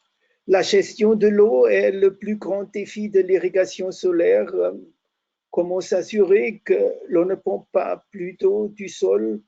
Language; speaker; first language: French; non-native, fluent; German